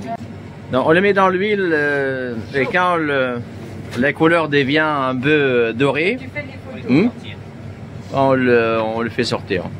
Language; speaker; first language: French; non-native, fluent; Arabic